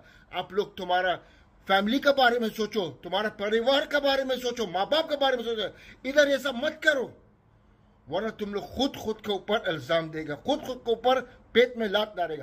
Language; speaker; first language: Hindi; non-native, learner; Arabic